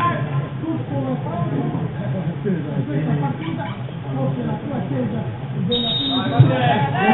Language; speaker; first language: Italian; native; Italian